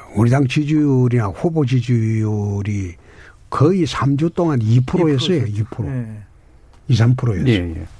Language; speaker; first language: Korean; native; Korean